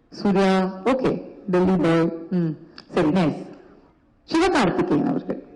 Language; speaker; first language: Tamil; native; Tamil